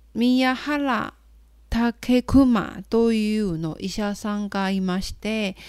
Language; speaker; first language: Japanese; non-native, fluent; Chinese